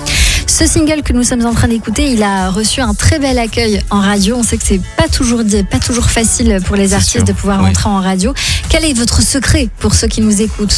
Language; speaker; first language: French; native; French